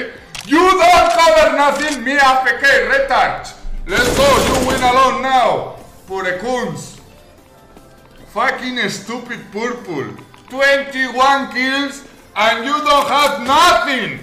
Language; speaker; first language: English; non-native, learner; Spanish